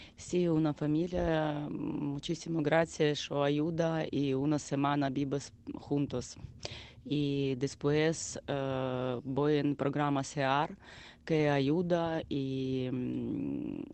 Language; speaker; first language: Spanish; non-native, learner; Ukrainian